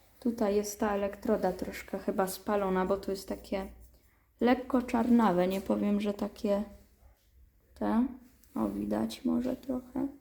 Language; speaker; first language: Polish; native; Polish